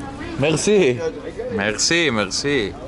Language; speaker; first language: French; non-native, learner; English